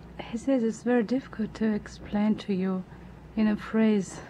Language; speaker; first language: English; non-native, fluent; Portuguese